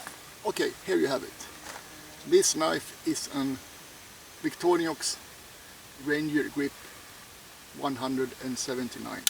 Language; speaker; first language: English; non-native, fluent; Swedish